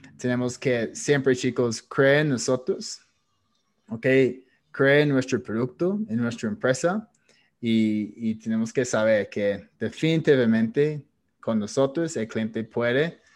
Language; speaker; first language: Spanish; non-native, fluent; English